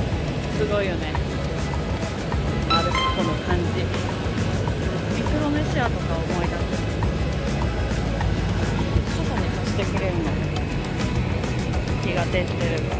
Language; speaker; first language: Japanese; native; Japanese